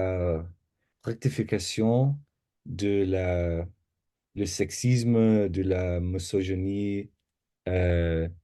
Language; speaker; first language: French; non-native, learner; English